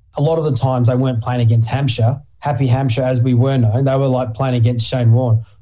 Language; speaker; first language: English; native; English